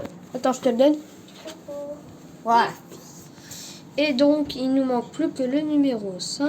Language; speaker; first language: French; native; French